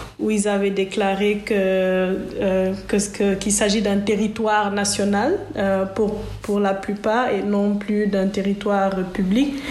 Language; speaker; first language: French; non-native, local second language; Wolof